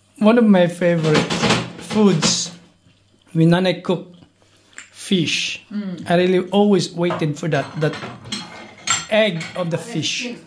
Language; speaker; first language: English; non-native, local second language; Filipino